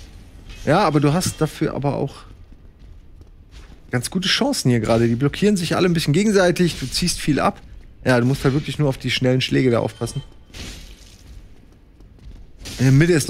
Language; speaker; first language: German; native; German